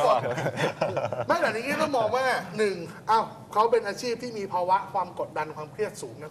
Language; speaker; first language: Thai; native; Thai